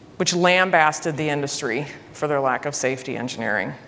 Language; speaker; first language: English; native; English